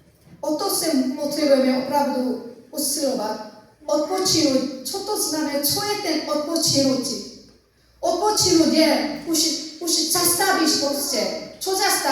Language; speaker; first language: Czech; non-native, learner; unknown